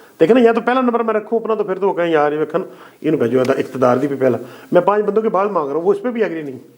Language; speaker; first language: Urdu; non-native, local second language; Punjabi